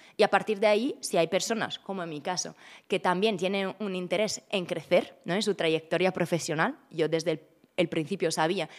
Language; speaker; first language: Spanish; non-native, fluent; Italian